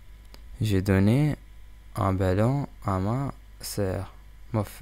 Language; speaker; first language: French; non-native, learner; English